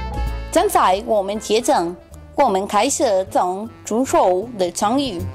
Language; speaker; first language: Chinese; non-native, learner; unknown